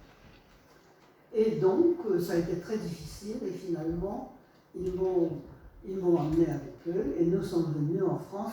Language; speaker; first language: French; non-native, fluent; Polish